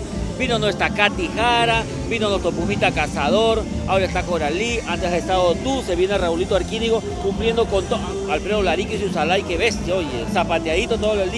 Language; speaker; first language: Spanish; native; Spanish